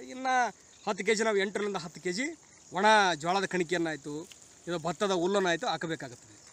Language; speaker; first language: Kannada; native; Kannada